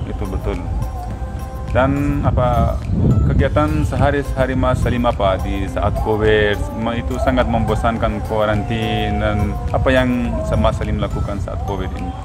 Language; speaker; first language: Indonesian; non-native, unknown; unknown